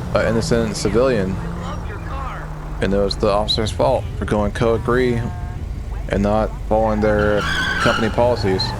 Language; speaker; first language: English; native; English